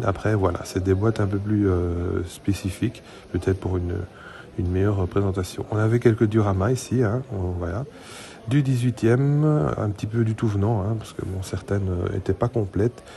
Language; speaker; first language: French; native; French